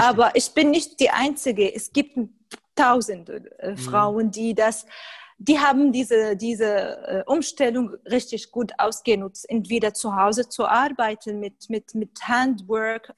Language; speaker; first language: German; non-native, fluent; Arabic